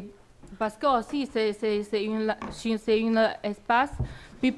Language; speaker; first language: French; non-native, learner; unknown